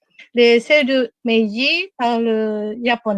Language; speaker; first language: French; non-native, learner; Japanese